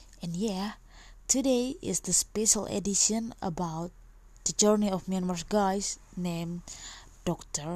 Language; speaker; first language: English; non-native, fluent; Indonesian